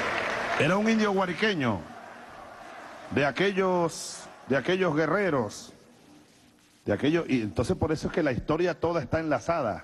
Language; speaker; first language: Spanish; native; Spanish